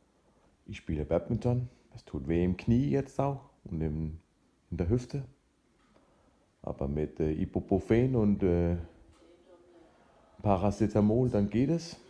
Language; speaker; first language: German; non-native, fluent; Danish